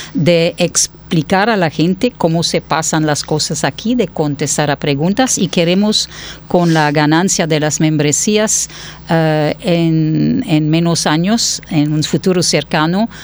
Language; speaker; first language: Spanish; non-native, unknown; French